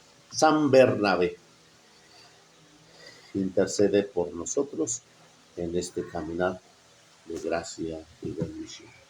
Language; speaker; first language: Spanish; native; Spanish